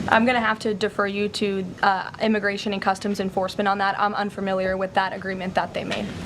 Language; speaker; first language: English; native; English